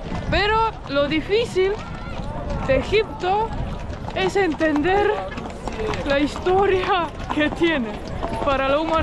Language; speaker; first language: Spanish; non-native, fluent; Estonian